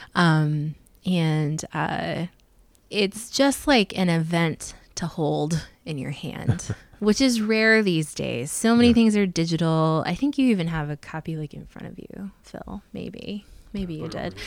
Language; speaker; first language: English; native; English